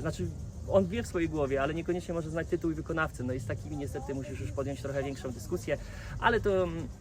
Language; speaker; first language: Polish; native; Polish